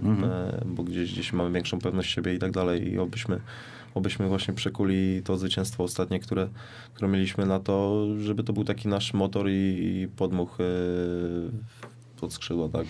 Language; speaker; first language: Polish; native; Polish